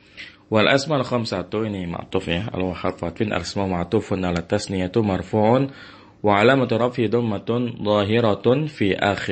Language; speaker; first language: Arabic; non-native, fluent; Indonesian